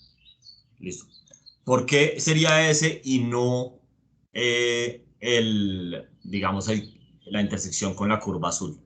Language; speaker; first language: Spanish; native; Spanish